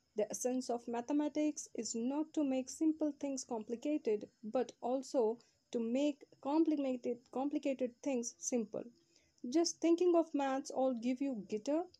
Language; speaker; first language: English; non-native, local second language; Kannada